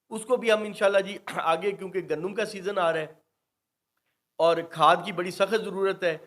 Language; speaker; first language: Urdu; non-native, local second language; Punjabi